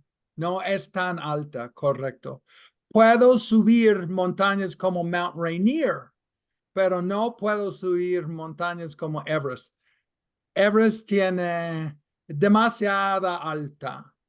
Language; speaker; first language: Spanish; non-native, fluent; English